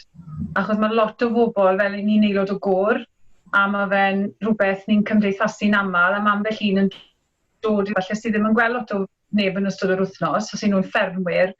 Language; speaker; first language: Welsh; native; Welsh